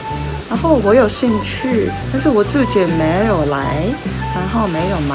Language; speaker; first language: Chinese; non-native, learner; Japanese